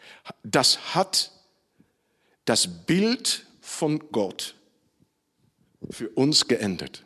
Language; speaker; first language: German; non-native, fluent; Dutch